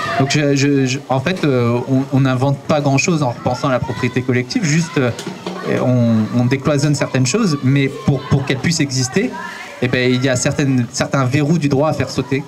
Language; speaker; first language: French; native; French